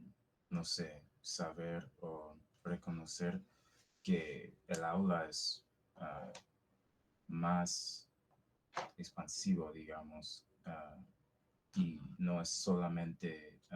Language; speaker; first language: Spanish; non-native, fluent; English